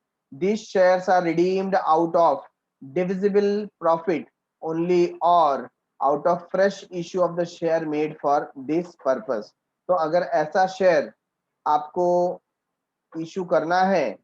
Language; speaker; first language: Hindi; native; Hindi